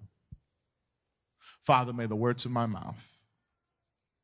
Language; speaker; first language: English; native; English